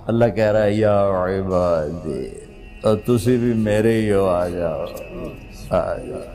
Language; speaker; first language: Urdu; non-native, local second language; Punjabi